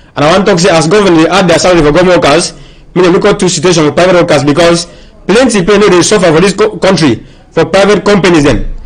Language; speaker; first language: Nigerian Pidgin; native; Nigerian Pidgin